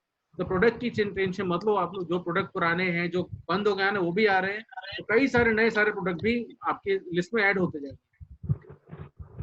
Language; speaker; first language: Hindi; native; Hindi